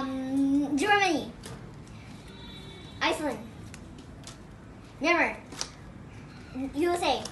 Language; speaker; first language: English; non-native, local second language; Mizo